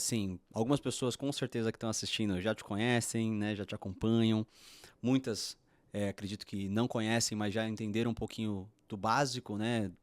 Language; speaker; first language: Portuguese; native; Portuguese